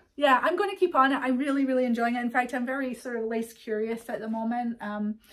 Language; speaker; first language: English; native; English